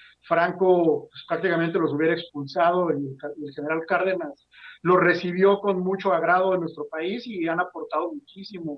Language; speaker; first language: Spanish; native; Spanish